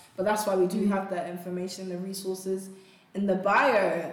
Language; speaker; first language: English; non-native, local second language; Akan